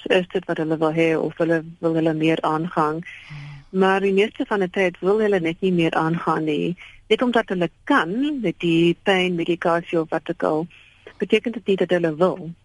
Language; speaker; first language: Afrikaans; non-native, local second language; English